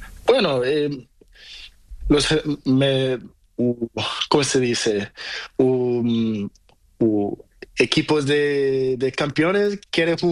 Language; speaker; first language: Spanish; non-native, learner; Portuguese